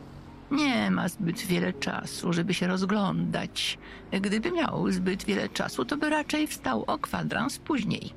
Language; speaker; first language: Polish; native; Polish